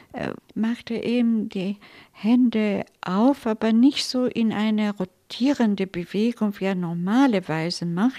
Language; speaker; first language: German; non-native, fluent; Italian